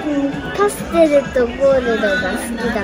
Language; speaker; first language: Japanese; early bilingual, heritage; Japanese